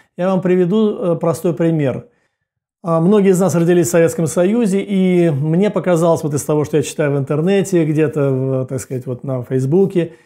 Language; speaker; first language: Russian; native; Russian